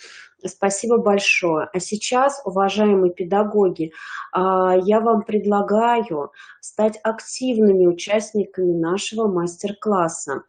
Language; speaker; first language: Russian; native; Russian